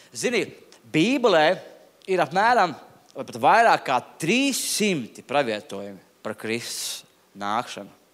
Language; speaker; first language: Latvian; non-native, local second language; Russian